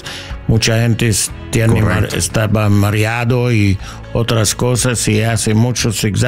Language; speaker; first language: Spanish; non-native, learner; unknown